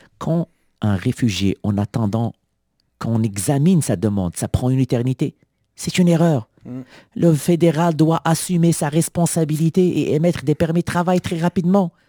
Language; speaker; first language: French; non-native, local second language; Arabic